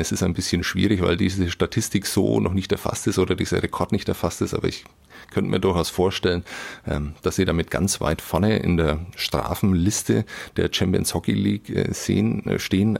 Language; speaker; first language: German; native; German